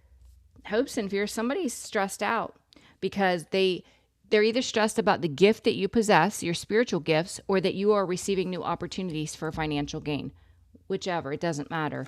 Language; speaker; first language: English; native; English